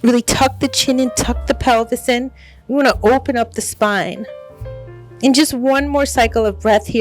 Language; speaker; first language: English; native; English